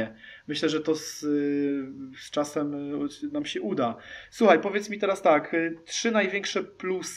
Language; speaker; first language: Polish; native; Polish